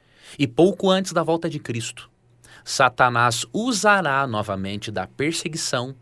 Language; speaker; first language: Portuguese; native; Portuguese